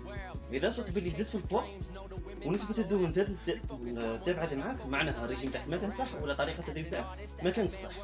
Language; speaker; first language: Arabic; native; Arabic